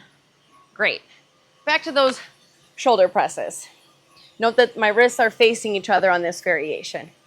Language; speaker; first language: English; native; English